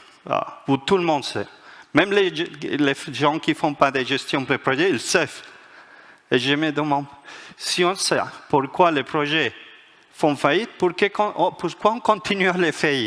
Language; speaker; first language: French; non-native, fluent; Spanish